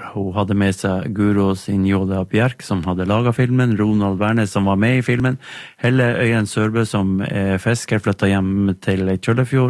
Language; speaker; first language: Norwegian; native; Norwegian